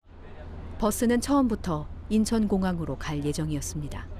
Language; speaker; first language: Korean; native; Korean